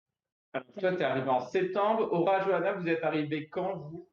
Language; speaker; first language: French; native; French